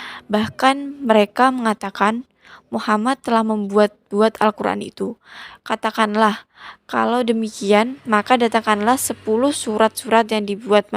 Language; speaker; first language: Indonesian; native; Indonesian